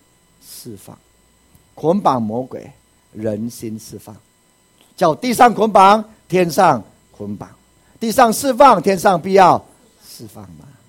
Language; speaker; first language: Chinese; native; Chinese